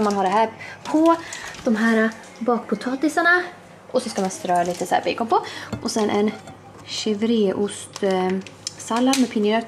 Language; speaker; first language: Swedish; native; Swedish